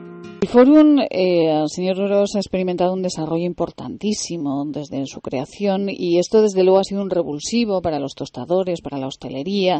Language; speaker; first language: Spanish; native; Spanish